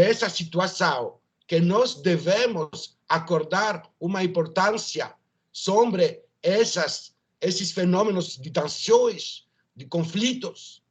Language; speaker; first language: Portuguese; non-native, learner; French